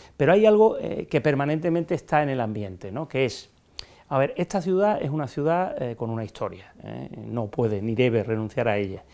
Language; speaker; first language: Spanish; native; Spanish